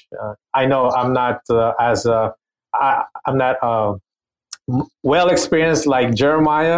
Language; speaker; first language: English; non-native, local second language; Filipino